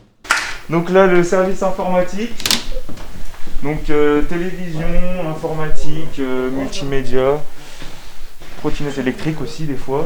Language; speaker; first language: French; native; French